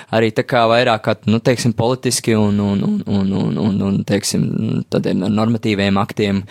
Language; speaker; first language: Latvian; native; Latvian